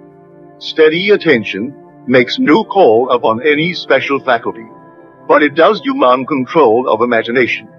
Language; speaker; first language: English; native; English